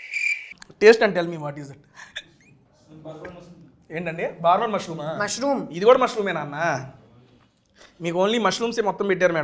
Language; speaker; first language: Telugu; native; Telugu